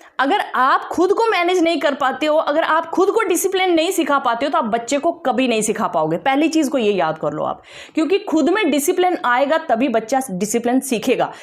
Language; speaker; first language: Hindi; non-native, local second language; Dogri